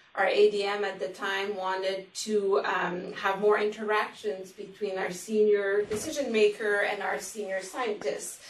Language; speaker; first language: English; non-native, fluent; French